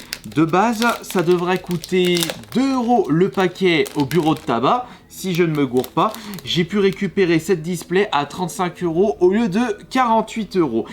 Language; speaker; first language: French; native; French